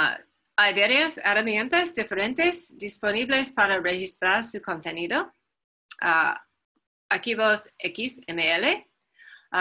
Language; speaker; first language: Spanish; non-native, fluent; English